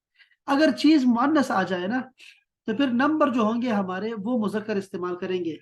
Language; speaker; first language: Urdu; native; Urdu